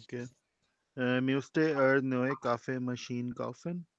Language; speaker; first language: German; non-native, learner; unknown